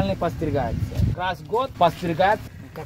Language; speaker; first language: Russian; non-native, learner; Sinhala